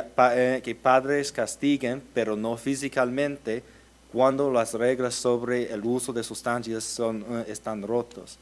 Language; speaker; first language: Spanish; early bilingual, heritage; Spanish